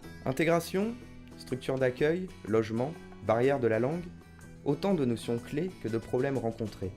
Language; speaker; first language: French; native; French